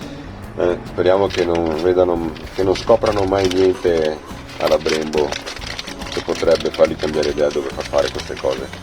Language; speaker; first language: Italian; native; Italian